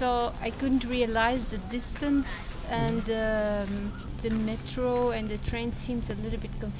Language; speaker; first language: English; non-native, fluent; Portuguese